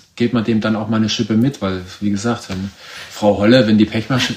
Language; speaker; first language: German; native; German